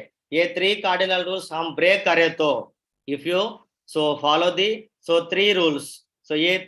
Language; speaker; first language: Hindi; non-native, local second language; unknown